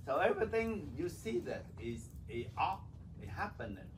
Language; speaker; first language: English; non-native, learner; Vietnamese